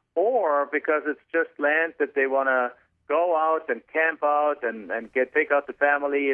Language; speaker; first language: English; non-native, fluent; German